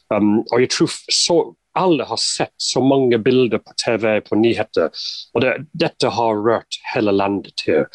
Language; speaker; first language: Norwegian; non-native, fluent; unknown